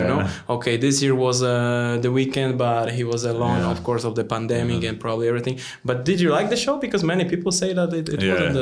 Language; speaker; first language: English; non-native, learner; Polish